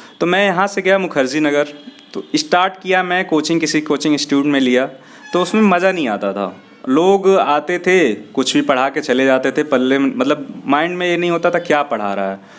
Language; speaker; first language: Hindi; native; Hindi